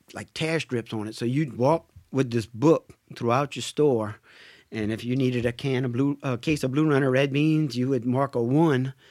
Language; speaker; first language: English; native; English